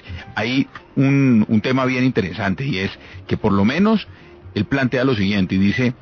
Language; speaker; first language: Spanish; native; Spanish